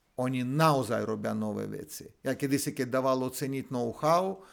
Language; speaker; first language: Slovak; non-native, fluent; Russian